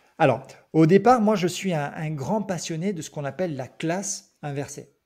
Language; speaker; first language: French; native; French